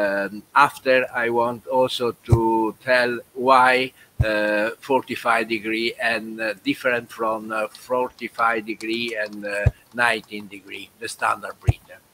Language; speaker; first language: English; non-native, learner; Italian